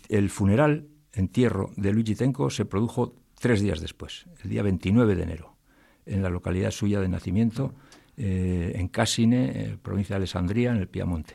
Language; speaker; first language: Spanish; native; Spanish